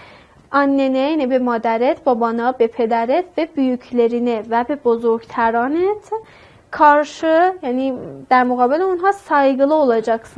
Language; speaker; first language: Turkish; non-native, learner; Persian